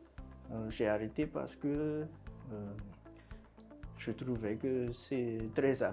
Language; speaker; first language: French; non-native, local second language; Malagasy